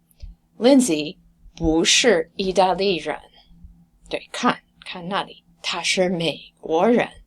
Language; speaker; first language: Chinese; non-native, fluent; English